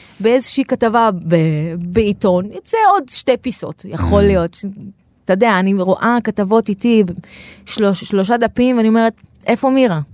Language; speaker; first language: Hebrew; non-native, local second language; Arabic